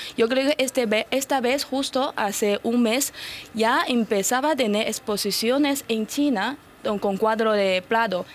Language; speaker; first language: Spanish; non-native, fluent; Chinese